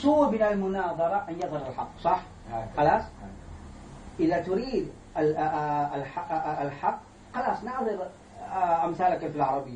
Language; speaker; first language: Arabic; non-native, fluent; Morisyen